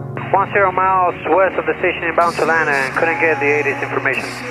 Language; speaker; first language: English; non-native, fluent; Spanish